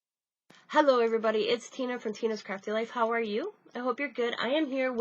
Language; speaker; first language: English; native; English